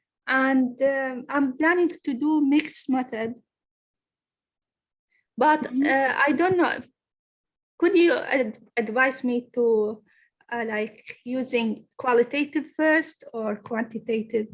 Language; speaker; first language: English; non-native, learner; Arabic